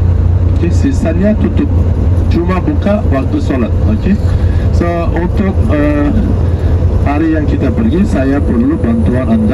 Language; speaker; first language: Indonesian; non-native, learner; Turkish